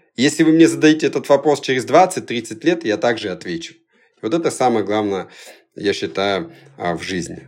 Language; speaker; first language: Russian; early bilingual, other home language; Georgian